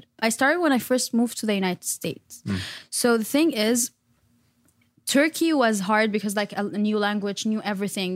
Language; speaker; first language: English; non-native, fluent; Arabic